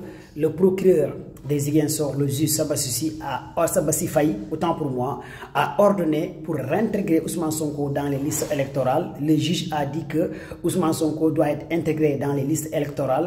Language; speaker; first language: French; non-native, local second language; Wolof